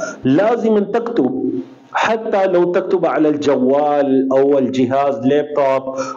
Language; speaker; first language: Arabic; non-native, fluent; Urdu